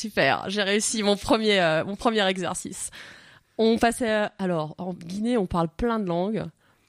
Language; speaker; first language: French; native; French